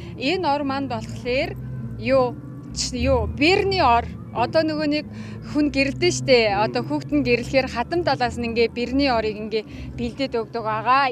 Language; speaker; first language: Mongolian; non-native, local second language; Kazakh